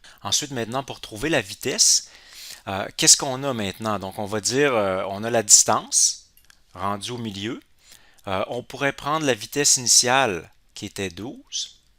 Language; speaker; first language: French; native; French